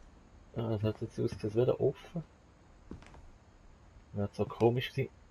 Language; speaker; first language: German; native; German